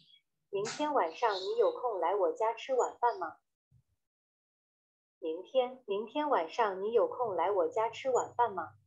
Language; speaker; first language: Chinese; non-native, learner; Vietnamese